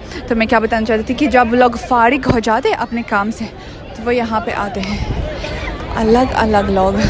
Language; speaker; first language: Hindi; non-native, fluent; Russian